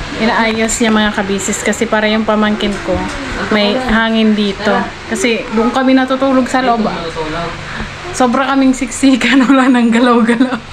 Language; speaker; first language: Filipino; non-native, local second language; Bikol